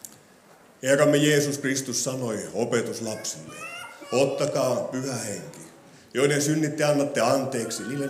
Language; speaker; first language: Finnish; native; Finnish